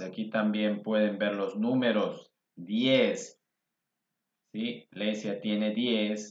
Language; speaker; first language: Spanish; non-native, fluent; English